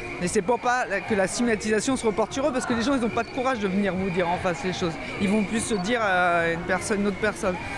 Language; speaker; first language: French; native; French